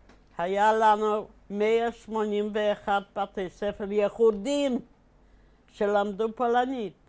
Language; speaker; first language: Hebrew; non-native, fluent; Polish